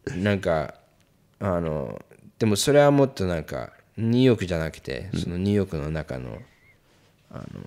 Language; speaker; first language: Japanese; early bilingual, heritage; English